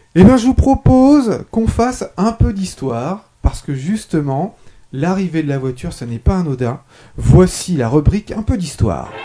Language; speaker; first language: French; native; French